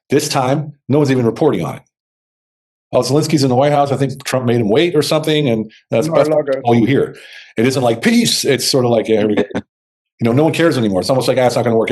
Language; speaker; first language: English; native; English